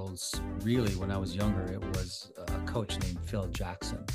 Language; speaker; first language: English; non-native, local second language; Filipino